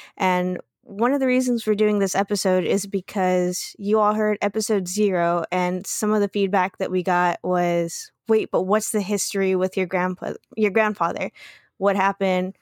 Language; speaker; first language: English; early bilingual, other home language; Spanish